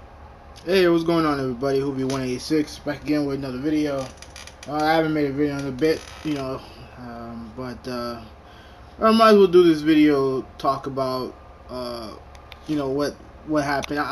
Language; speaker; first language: English; native; English